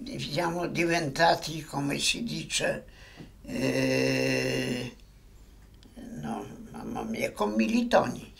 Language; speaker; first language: Italian; non-native, fluent; Polish